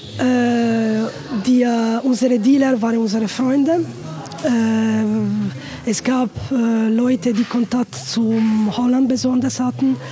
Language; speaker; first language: German; non-native, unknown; Italian